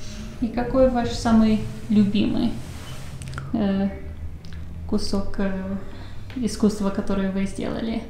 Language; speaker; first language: Russian; early bilingual, heritage; English